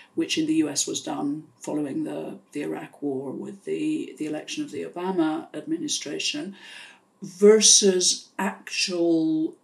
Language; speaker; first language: English; native; English